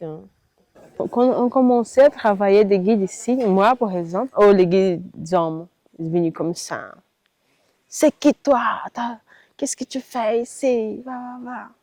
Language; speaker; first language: French; non-native, learner; Portuguese